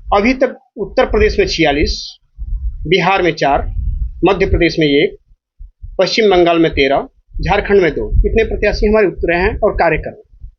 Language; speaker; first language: Hindi; native; Hindi